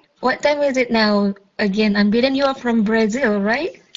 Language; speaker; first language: English; non-native, fluent; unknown